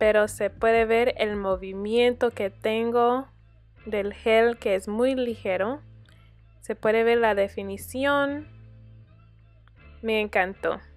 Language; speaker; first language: Spanish; early bilingual, heritage; Spanish